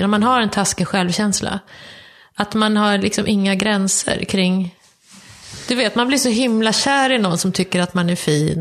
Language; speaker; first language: Swedish; native; Swedish